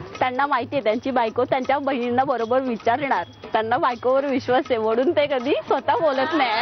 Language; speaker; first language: Marathi; native; Marathi